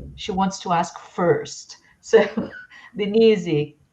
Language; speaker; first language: English; non-native, fluent; Portuguese